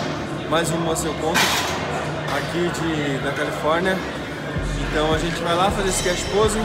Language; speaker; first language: Portuguese; native; Portuguese